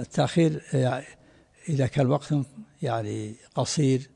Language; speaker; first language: Arabic; native; Arabic